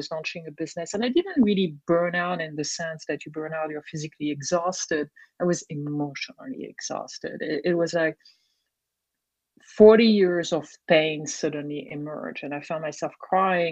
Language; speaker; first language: English; non-native, fluent; French